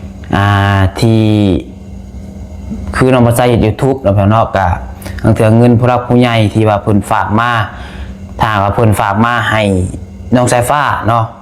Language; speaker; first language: Thai; non-native, local second language; Lao